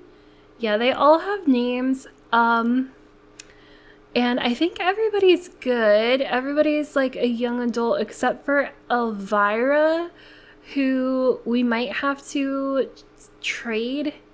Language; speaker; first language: English; native; English